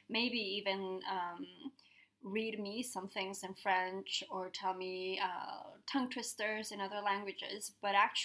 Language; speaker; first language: English; non-native, fluent; Spanish